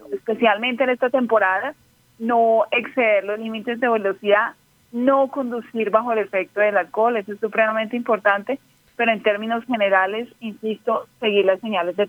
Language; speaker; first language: Spanish; native; Spanish